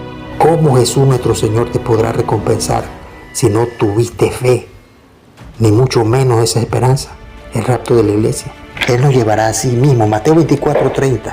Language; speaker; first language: Spanish; native; Spanish